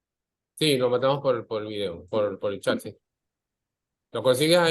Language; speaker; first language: Spanish; native; Spanish